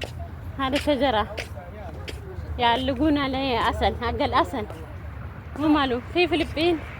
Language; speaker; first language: Arabic; non-native, learner; Amharic